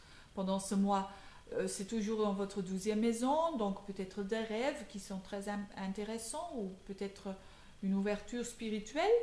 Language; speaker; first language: French; non-native, local second language; Dutch